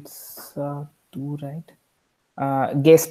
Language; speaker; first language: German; non-native, learner; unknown